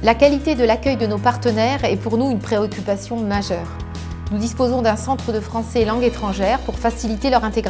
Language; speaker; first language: French; native; French